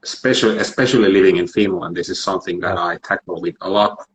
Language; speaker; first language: English; non-native, fluent; Finnish